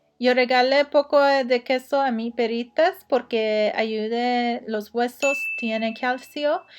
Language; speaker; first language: Spanish; non-native, learner; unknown